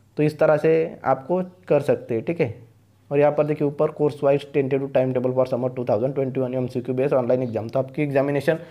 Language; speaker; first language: Hindi; non-native, local second language; Marathi